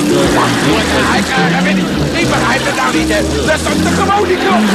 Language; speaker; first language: Dutch; native; Dutch